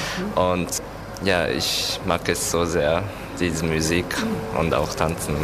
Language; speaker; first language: German; non-native, learner; Japanese